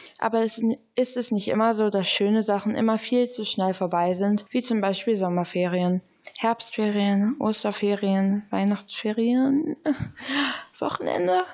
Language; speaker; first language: German; native; German